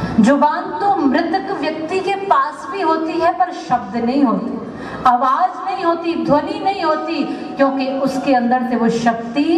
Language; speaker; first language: Hindi; native; Hindi